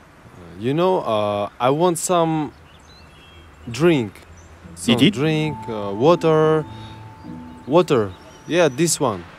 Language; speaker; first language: English; non-native, learner; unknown